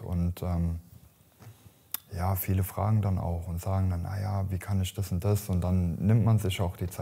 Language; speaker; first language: German; native; German